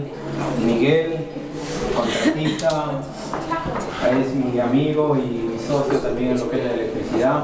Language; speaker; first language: Spanish; early bilingual, heritage; Spanish